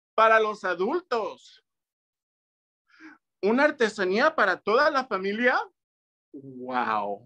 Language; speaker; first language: Spanish; early bilingual, other home language; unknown